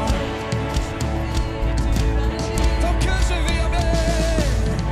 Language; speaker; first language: French; native; French